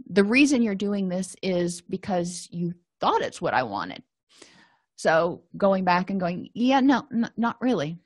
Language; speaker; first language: English; native; English